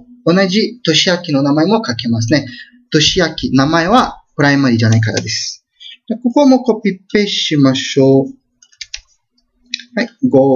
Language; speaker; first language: Japanese; non-native, fluent; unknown